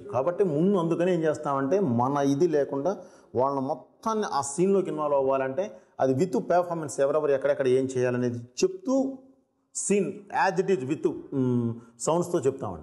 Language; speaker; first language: Telugu; native; Telugu